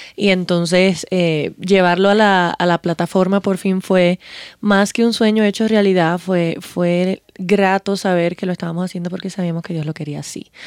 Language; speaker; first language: Spanish; native; Spanish